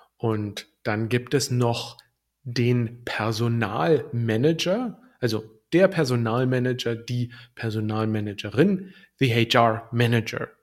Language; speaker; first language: German; native; German